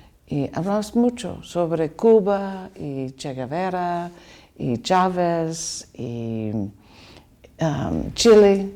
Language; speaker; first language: Spanish; non-native, learner; English